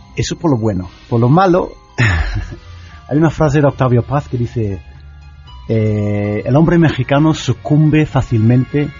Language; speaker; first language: Spanish; non-native, fluent; English